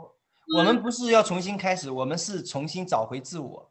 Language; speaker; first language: Chinese; native; Chinese